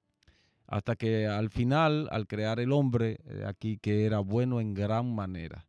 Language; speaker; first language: Spanish; native; Spanish